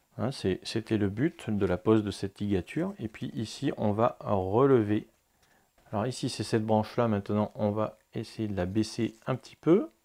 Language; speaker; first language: French; native; French